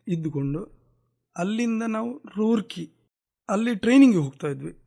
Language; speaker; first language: Kannada; native; Kannada